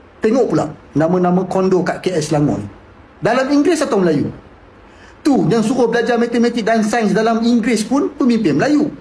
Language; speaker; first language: Malay; native; Malay